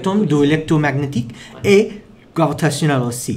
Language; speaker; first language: French; non-native, learner; English